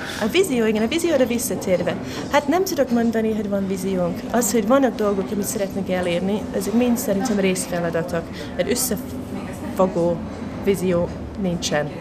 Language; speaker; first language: Hungarian; non-native, fluent; English